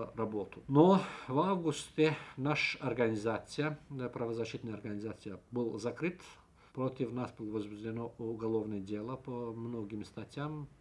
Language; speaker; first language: Russian; non-native, local second language; Azerbaijani